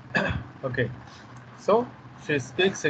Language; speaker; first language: English; non-native, learner; Telugu